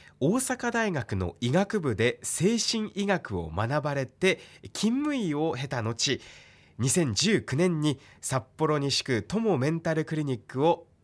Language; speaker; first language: Japanese; native; Japanese